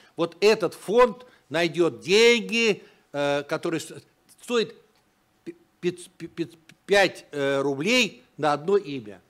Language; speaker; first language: Russian; native; Russian